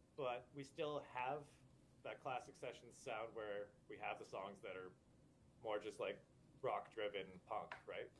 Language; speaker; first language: English; native; English